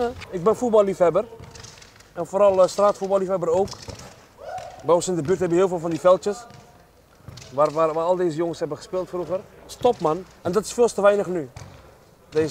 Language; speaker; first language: Dutch; native; Dutch